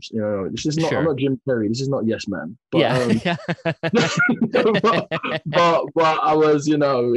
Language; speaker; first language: English; native; English